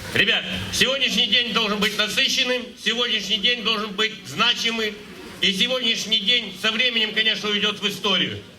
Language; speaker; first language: Russian; native; Russian